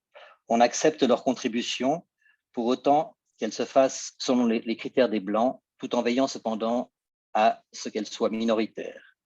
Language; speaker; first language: French; native; French